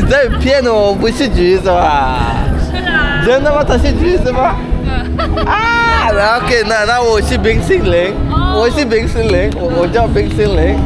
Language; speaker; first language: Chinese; non-native, learner; Rundi